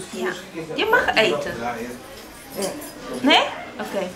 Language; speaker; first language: Dutch; non-native, learner; Chinese